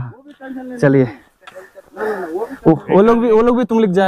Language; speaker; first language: Hindi; non-native, local second language; Bangla